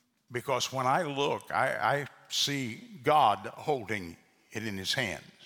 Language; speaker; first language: English; native; English